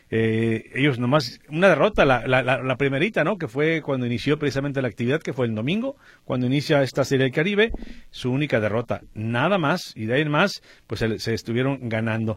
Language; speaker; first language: Spanish; native; Spanish